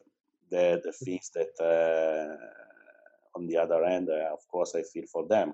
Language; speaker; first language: English; non-native, fluent; Italian